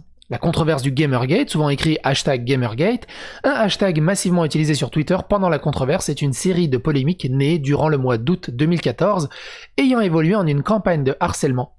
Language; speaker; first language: French; native; French